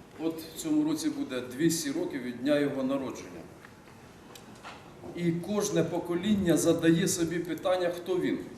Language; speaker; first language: Ukrainian; native; Ukrainian